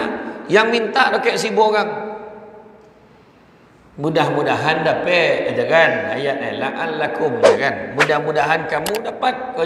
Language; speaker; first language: Malay; native; Malay